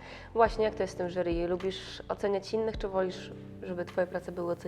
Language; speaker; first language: Polish; native; Polish